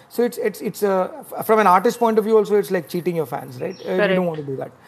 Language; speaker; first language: English; non-native, local second language; Tamil